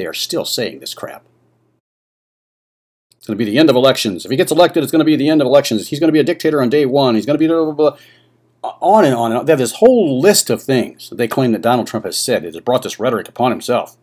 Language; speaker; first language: English; native; English